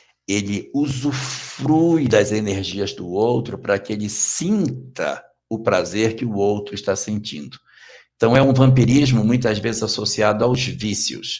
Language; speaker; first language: Portuguese; native; Portuguese